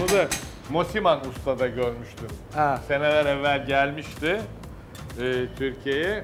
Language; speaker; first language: Turkish; native; Turkish